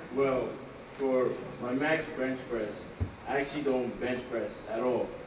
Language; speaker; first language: English; native; English